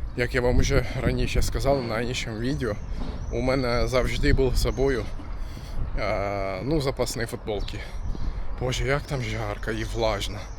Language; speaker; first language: Ukrainian; non-native, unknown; Turkish